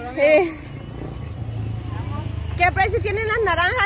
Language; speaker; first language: Spanish; native; Spanish